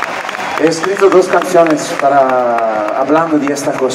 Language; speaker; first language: Spanish; non-native, fluent; French